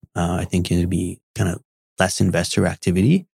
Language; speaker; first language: English; early bilingual, other home language; Arabic